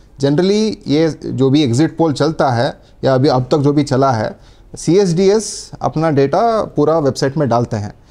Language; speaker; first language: Hindi; non-native, local second language; Kannada